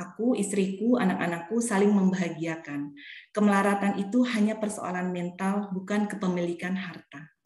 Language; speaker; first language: Indonesian; native; Indonesian